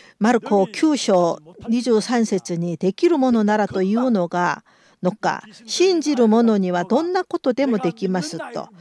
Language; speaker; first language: Japanese; non-native, fluent; Korean